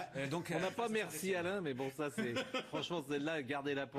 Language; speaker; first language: French; native; French